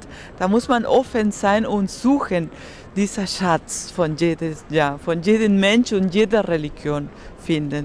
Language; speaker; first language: German; non-native, fluent; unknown